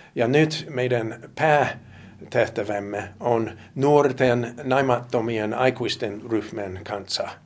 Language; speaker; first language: Finnish; non-native, fluent; English